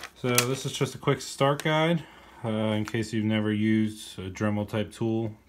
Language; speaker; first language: English; native; English